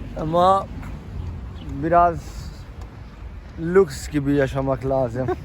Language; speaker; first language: Turkish; non-native, learner; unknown